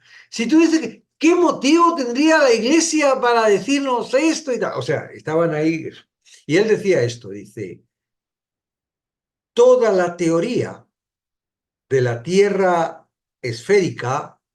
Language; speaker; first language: Spanish; native; Spanish